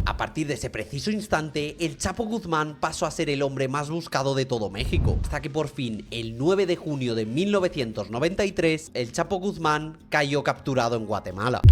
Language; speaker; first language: Spanish; native; Spanish